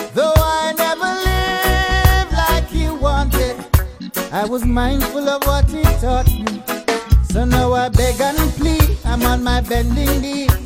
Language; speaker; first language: English; non-native, local second language; Akan